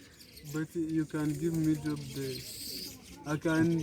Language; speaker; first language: English; non-native, learner; Kinyarwanda